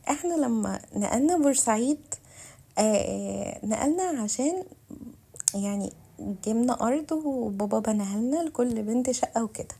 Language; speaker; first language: Arabic; native; Arabic